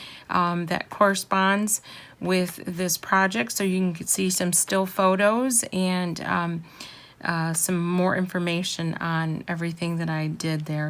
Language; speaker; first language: English; native; English